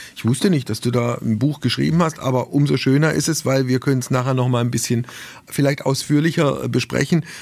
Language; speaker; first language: German; native; German